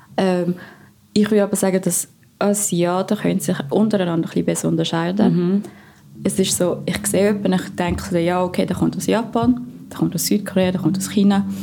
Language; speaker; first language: German; non-native, fluent; Filipino